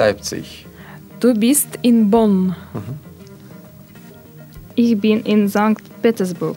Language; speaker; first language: German; non-native, learner; Russian